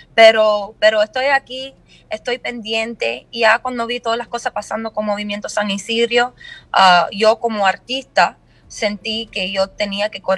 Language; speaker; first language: Spanish; early bilingual, heritage; Spanish